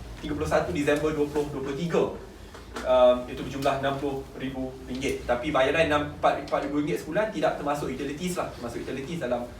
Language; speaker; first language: Malay; native; Malay